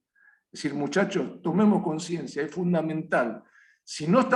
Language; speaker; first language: Spanish; native; Spanish